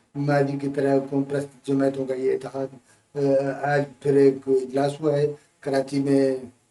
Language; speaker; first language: Urdu; non-native, local second language; Sindhi